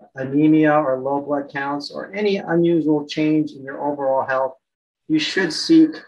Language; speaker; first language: English; native; English